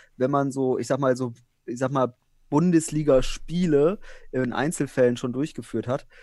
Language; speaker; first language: German; early bilingual, other home language; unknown